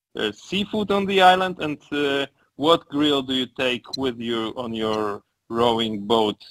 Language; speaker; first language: English; non-native, fluent; Polish